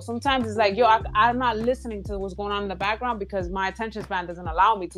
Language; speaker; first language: English; early bilingual, other home language; Spanish